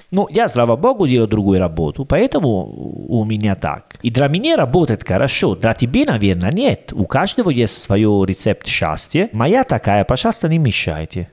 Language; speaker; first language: Russian; non-native, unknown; Italian